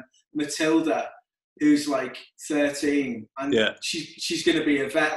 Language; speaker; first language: English; native; English